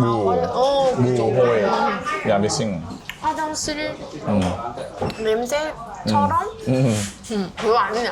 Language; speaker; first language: Korean; non-native, learner; Vietnamese